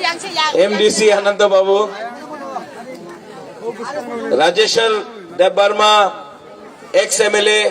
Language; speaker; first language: Hindi; non-native, local second language; Kok Borok